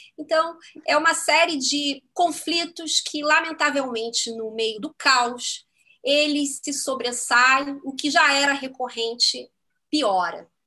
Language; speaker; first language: Portuguese; native; Portuguese